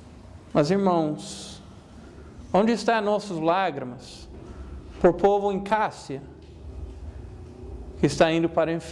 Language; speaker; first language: Portuguese; non-native, fluent; English